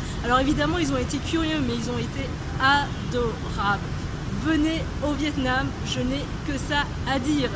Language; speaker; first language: French; native; French